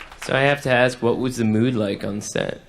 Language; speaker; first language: English; native; English